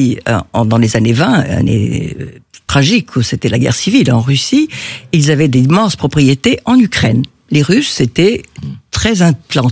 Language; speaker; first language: French; native; French